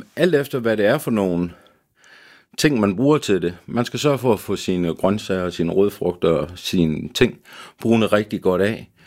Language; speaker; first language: Danish; native; Danish